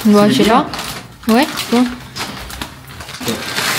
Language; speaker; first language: French; non-native, learner; Indonesian